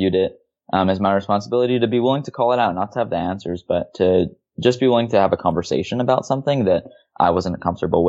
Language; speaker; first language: English; native; English